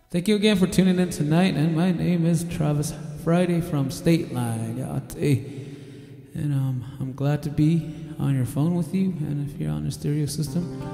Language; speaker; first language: English; native; English